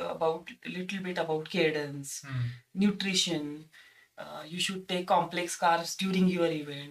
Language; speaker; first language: English; non-native, local second language; Marathi